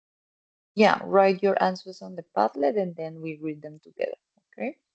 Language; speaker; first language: English; non-native, fluent; Spanish